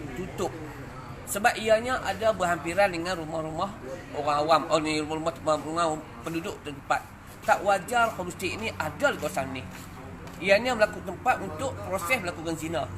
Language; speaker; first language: Malay; native; Malay